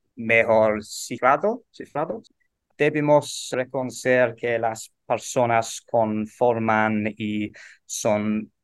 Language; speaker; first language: Spanish; non-native, learner; English